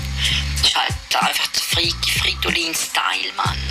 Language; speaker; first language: German; native; German